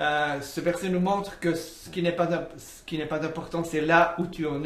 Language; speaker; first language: French; native; French